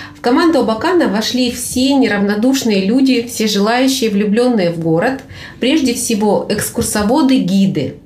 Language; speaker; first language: Russian; native; Russian